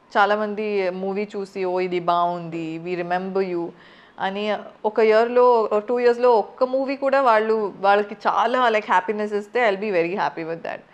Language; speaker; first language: Telugu; non-native, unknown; Kannada